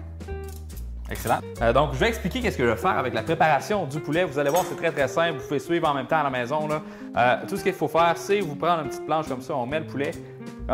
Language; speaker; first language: French; native; French